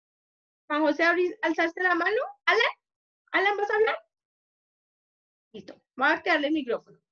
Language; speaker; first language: Spanish; native; Spanish